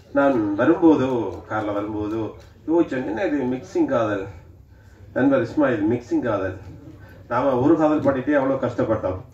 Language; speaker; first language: Tamil; native; Tamil